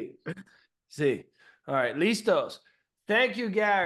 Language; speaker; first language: Spanish; non-native, learner; English